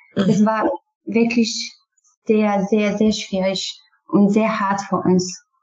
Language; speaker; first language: German; non-native, learner; Kurdish